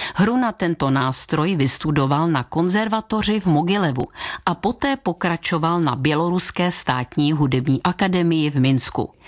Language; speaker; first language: Czech; native; Czech